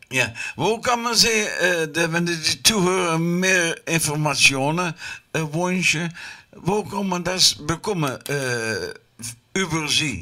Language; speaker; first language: German; non-native, learner; Dutch